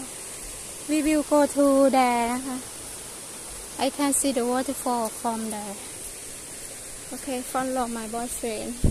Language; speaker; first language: English; non-native, learner; Thai